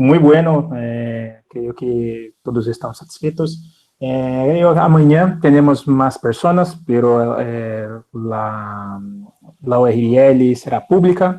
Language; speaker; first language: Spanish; non-native, fluent; Portuguese